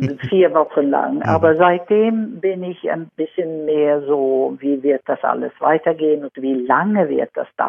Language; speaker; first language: German; non-native, fluent; Swedish